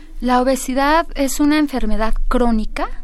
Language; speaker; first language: Spanish; native; Spanish